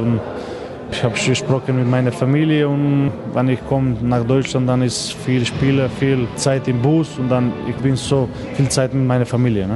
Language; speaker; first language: German; non-native, learner; Macedonian